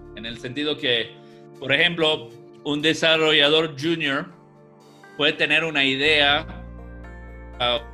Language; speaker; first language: Spanish; non-native, fluent; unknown